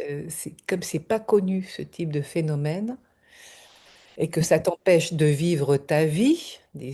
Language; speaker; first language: French; native; French